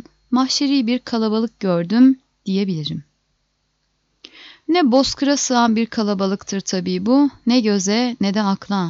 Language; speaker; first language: Turkish; native; Turkish